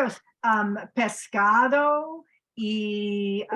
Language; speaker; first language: Spanish; non-native, learner; English